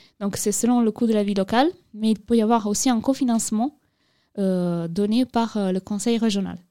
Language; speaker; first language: French; non-native, fluent; Italian